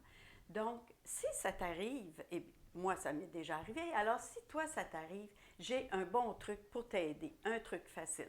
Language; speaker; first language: French; native; French